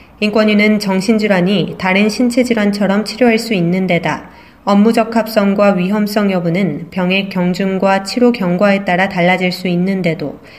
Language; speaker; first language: Korean; native; Korean